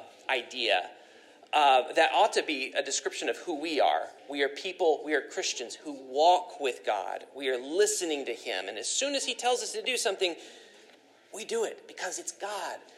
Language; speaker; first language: English; native; English